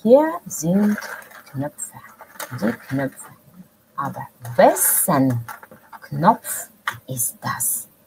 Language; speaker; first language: German; non-native, fluent; Russian